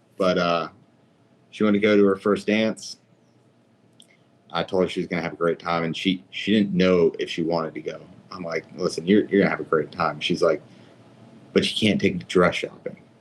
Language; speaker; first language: English; native; English